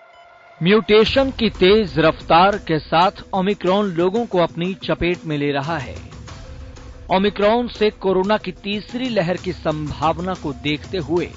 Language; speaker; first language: Hindi; native; Hindi